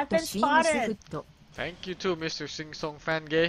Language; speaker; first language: English; early bilingual, heritage; Dutch